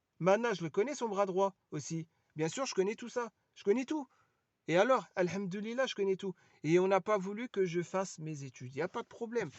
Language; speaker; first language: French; native; French